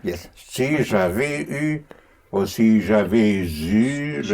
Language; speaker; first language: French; non-native, fluent; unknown